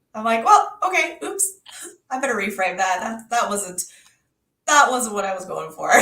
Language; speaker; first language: English; native; English